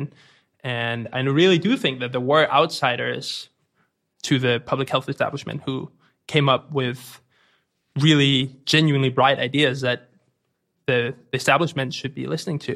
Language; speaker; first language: English; non-native, fluent; Danish